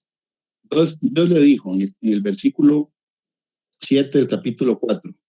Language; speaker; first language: Spanish; native; Spanish